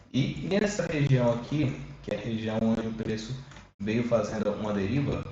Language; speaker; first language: Portuguese; native; Portuguese